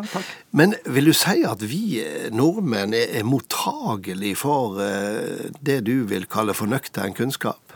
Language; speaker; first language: Norwegian; native; Norwegian